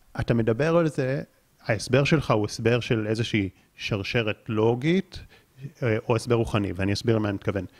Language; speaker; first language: Hebrew; native; Hebrew